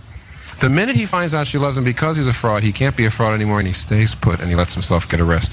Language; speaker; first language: English; native; English